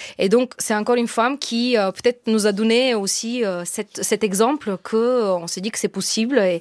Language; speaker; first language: French; non-native, fluent; Bulgarian